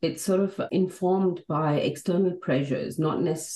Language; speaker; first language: English; non-native, local second language; Hindi